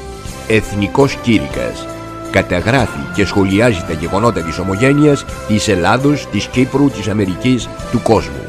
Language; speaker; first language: Greek; native; Greek